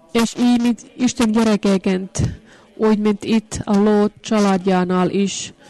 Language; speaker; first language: Hungarian; non-native, fluent; Finnish